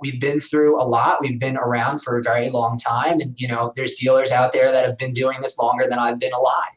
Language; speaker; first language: English; native; English